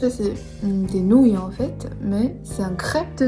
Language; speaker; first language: French; non-native, learner; Chinese